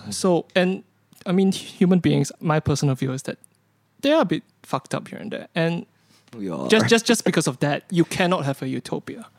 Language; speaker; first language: English; native; English